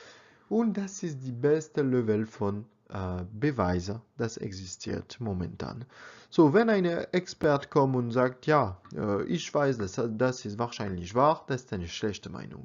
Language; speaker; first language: German; non-native, learner; French